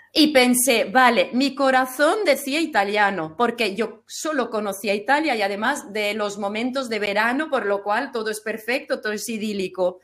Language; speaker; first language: Spanish; non-native, fluent; Dutch